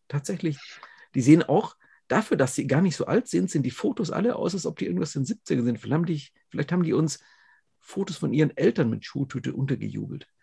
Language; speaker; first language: German; native; German